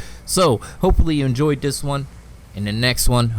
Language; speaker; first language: English; native; English